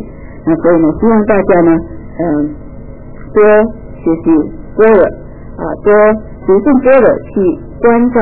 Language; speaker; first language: Chinese; native; Chinese